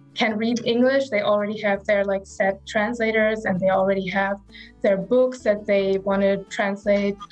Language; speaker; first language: English; non-native, fluent; German